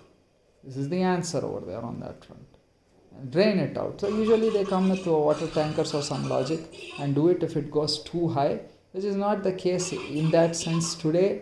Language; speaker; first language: English; non-native, local second language; Hindi